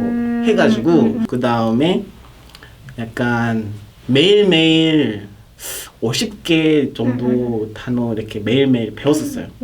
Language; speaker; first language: Korean; non-native, fluent; Kinyarwanda